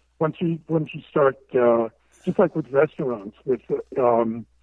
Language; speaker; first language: English; native; English